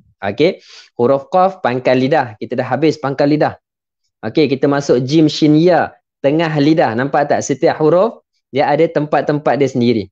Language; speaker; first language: Malay; native; Malay